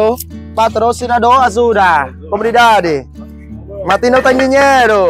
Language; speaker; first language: Portuguese; non-native, learner; Vietnamese